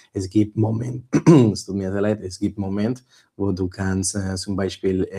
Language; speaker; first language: German; non-native, fluent; Spanish